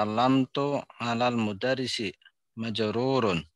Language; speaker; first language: Arabic; non-native, learner; Indonesian